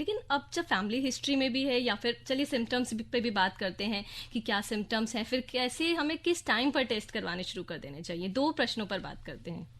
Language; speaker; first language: Hindi; native; Hindi